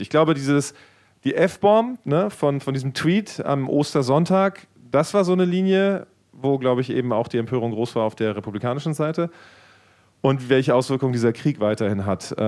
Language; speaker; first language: German; native; German